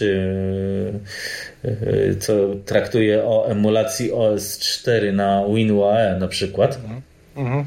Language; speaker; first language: Polish; native; Polish